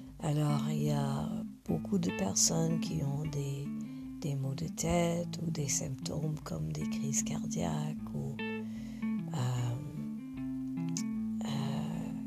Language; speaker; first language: French; non-native, fluent; English